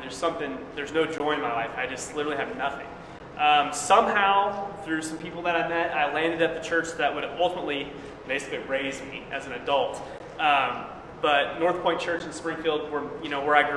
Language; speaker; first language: English; native; English